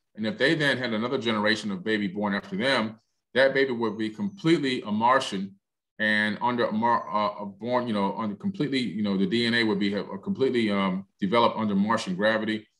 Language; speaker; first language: English; native; English